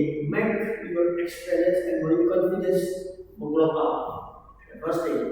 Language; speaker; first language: English; non-native, learner; Indonesian